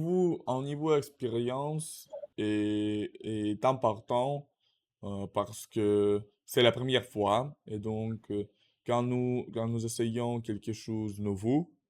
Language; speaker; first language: French; non-native, learner; Russian